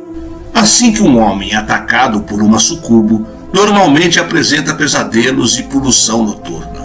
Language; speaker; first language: Portuguese; native; Portuguese